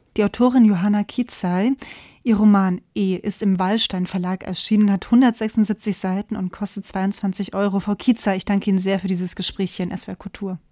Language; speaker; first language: German; native; German